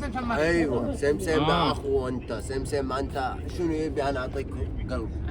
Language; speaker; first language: Arabic; native; Arabic